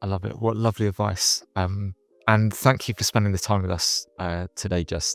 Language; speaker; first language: English; native; English